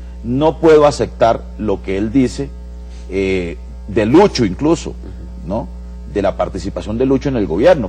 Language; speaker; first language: Spanish; native; Spanish